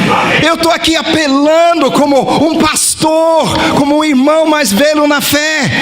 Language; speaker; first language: Portuguese; non-native, fluent; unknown